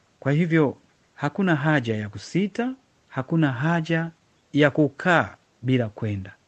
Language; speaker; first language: Swahili; non-native, local second language; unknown